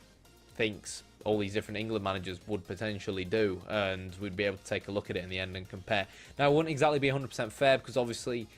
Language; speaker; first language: English; native; English